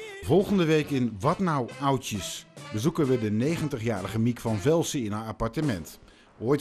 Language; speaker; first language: Dutch; native; Dutch